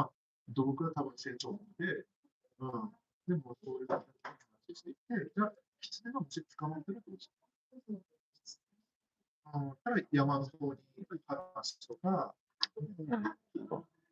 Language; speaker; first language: Japanese; native; Japanese